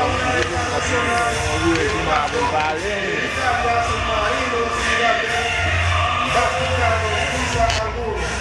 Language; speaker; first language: Spanish; non-native, learner; Haitian Creole